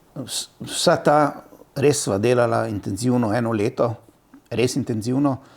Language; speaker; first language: Slovenian; native; Slovenian